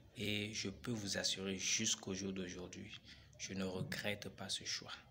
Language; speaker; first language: French; non-native, local second language; Ewe